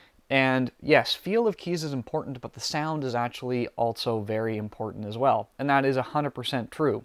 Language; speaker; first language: English; native; English